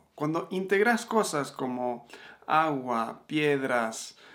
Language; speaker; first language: Spanish; native; Spanish